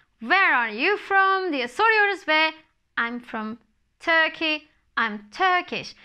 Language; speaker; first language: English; non-native, fluent; Turkish